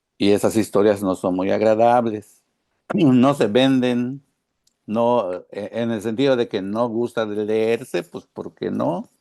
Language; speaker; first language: Spanish; non-native, local second language; Yucateco